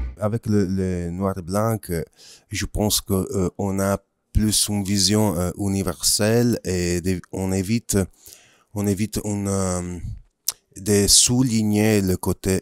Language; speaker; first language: French; non-native, fluent; Italian